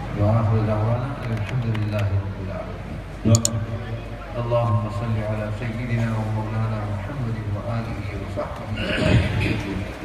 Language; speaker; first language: Urdu; native; Urdu